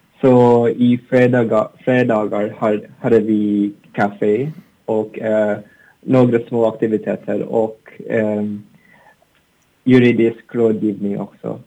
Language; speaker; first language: Swedish; non-native, learner; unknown